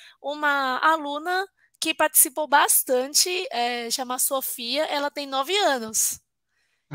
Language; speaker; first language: Portuguese; non-native, fluent; Chinese